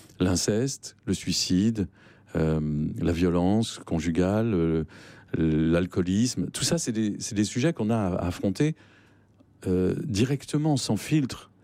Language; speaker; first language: French; native; French